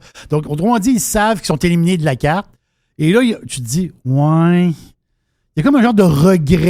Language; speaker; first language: French; native; French